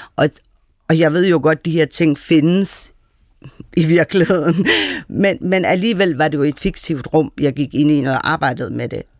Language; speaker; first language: Danish; early bilingual, other home language; Persian